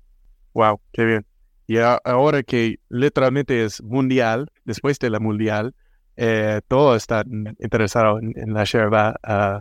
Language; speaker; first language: Spanish; non-native, fluent; English